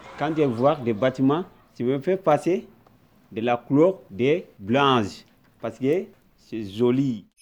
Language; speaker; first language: French; non-native, local second language; Bambara